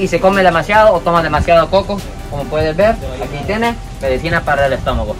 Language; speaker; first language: Spanish; non-native, fluent; Japanese